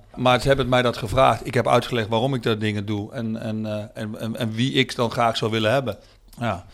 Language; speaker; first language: Dutch; native; Dutch